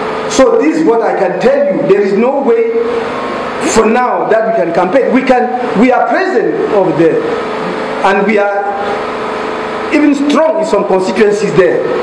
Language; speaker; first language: English; non-native, local second language; French